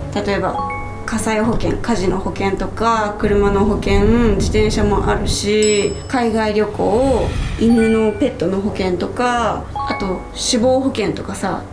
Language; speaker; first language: Japanese; native; Japanese